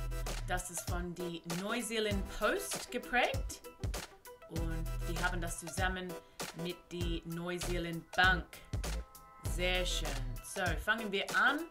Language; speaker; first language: German; non-native, learner; English